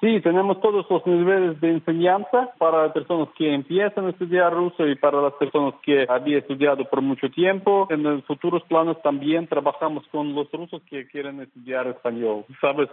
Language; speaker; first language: Spanish; non-native, fluent; Russian